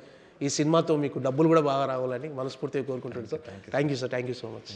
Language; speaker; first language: Telugu; native; Telugu